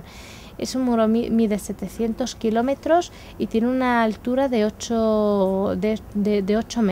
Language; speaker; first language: Spanish; native; Spanish